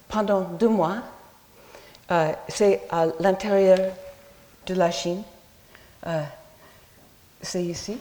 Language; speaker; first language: French; non-native, fluent; English